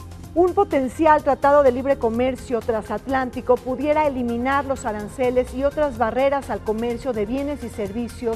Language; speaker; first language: Spanish; native; Spanish